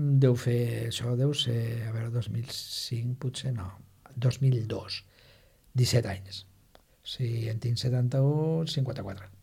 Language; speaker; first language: Catalan; non-native, local second language; Spanish